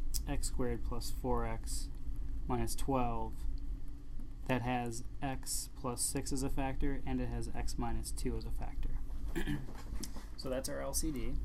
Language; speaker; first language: English; native; English